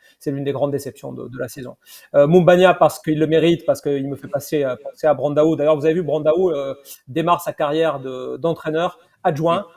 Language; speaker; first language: French; native; French